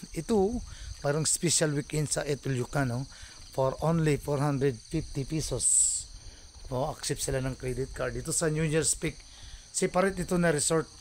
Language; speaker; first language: Filipino; non-native, local second language; Hiligaynon